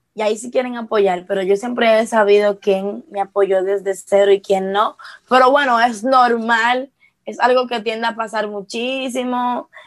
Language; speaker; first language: Spanish; native; Spanish